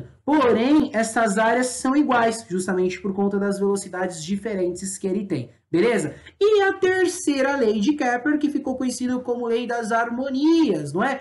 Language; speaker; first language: Portuguese; native; Portuguese